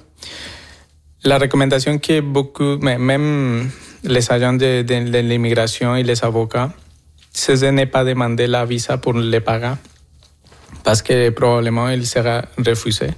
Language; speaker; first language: French; non-native, fluent; Spanish